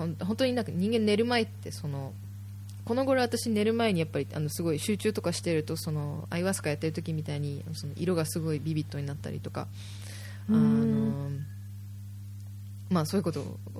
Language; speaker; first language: Japanese; native; Japanese